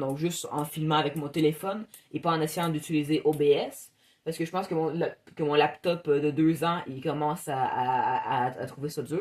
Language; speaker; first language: French; native; French